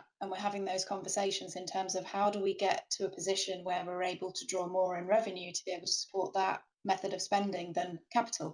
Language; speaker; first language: English; native; English